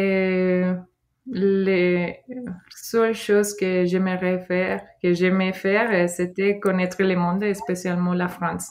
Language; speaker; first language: French; non-native, fluent; Spanish